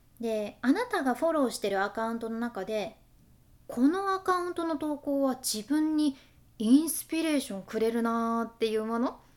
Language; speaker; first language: Japanese; native; Japanese